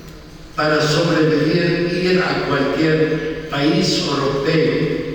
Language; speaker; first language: Spanish; non-native, fluent; Arabic